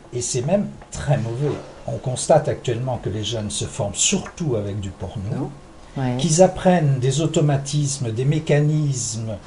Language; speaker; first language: French; native; French